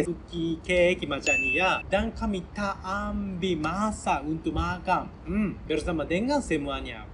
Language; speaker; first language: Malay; non-native, learner; Japanese